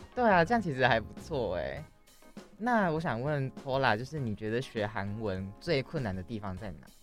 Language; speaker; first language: Chinese; native; Chinese